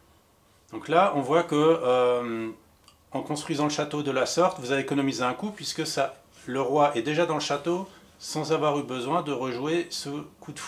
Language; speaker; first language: French; native; French